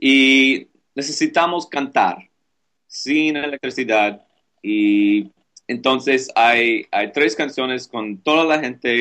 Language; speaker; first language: Spanish; non-native, learner; English